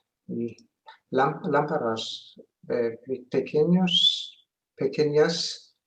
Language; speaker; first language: Spanish; non-native, learner; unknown